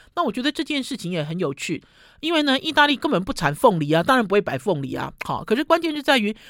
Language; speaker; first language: Chinese; native; Chinese